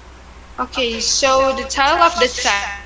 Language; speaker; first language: English; non-native, learner; Indonesian